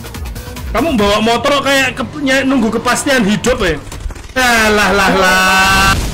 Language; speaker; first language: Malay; non-native, local second language; Javanese